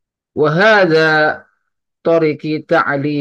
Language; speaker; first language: Arabic; non-native, learner; Indonesian